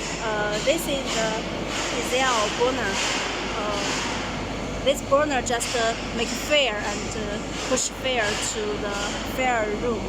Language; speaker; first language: English; non-native, learner; Chinese